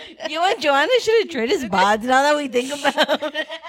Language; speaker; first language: English; native; English